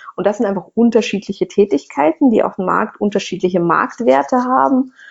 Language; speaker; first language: German; non-native, fluent; Russian